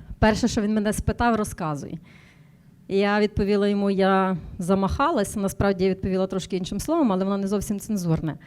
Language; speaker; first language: Ukrainian; native; Ukrainian